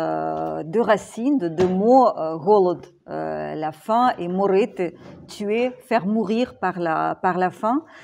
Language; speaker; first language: French; non-native, fluent; Ukrainian